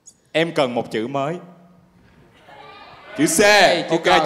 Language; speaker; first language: Vietnamese; native; Vietnamese